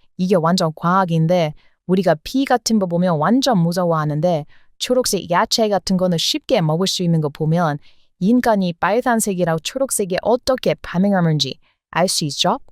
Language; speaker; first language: Korean; non-native, fluent; English